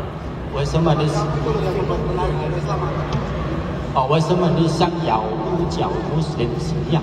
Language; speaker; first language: Chinese; non-native, learner; Indonesian